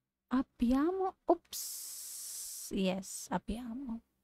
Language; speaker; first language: Italian; non-native, learner; English